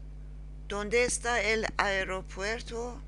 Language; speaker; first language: Spanish; non-native, learner; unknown